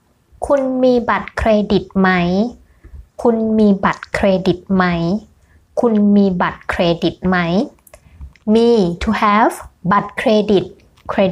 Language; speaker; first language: Thai; native; Thai